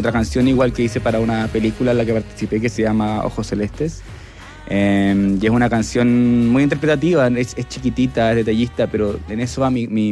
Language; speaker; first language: Spanish; native; Spanish